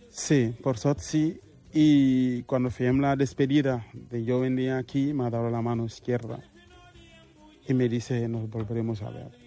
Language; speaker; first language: Spanish; non-native, fluent; Wolof